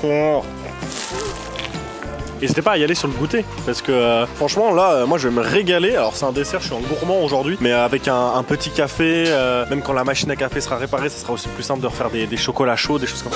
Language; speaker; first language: French; native; French